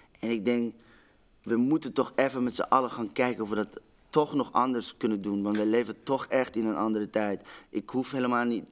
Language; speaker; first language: Dutch; early bilingual, other home language; Persian